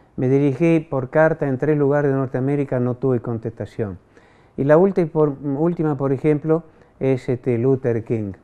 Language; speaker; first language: Spanish; non-native, fluent; French